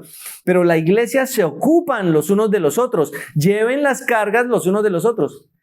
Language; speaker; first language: Spanish; native; Spanish